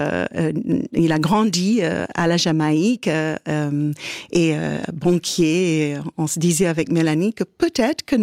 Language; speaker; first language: French; native; French